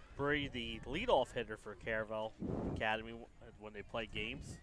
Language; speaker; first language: English; native; English